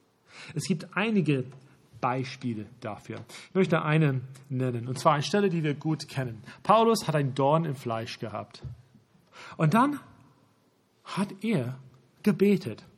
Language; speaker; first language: German; non-native, fluent; English